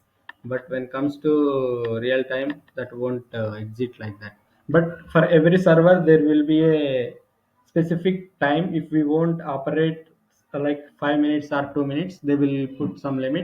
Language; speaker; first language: English; non-native, local second language; Telugu